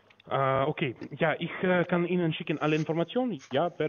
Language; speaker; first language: German; non-native, learner; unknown